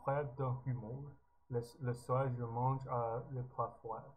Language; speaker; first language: French; non-native, learner; English